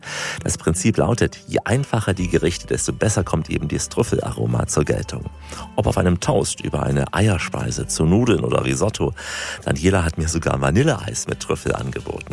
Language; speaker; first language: German; native; German